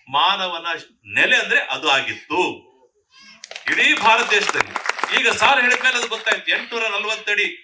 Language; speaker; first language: Kannada; native; Kannada